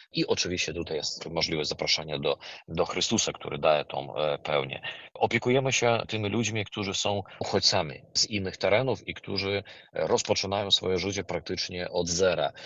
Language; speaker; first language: Polish; non-native, fluent; Ukrainian